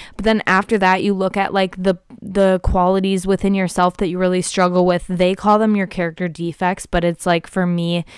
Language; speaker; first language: English; native; English